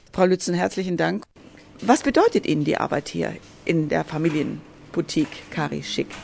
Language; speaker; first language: German; native; German